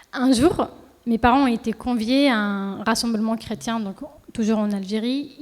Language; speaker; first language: French; early bilingual, other home language; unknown